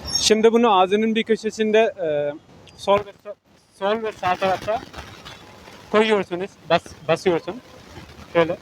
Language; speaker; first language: Turkish; non-native, fluent; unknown